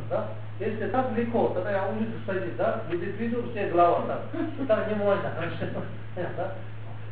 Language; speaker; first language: Russian; non-native, learner; Tibetan